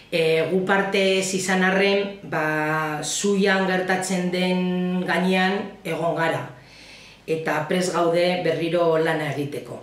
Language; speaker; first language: Basque; non-native, local second language; Spanish